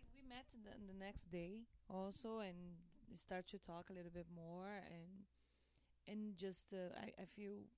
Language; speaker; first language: English; non-native, learner; Portuguese